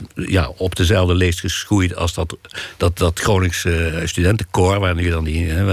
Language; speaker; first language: Dutch; native; Dutch